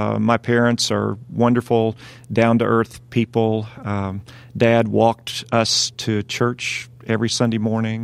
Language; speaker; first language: English; native; English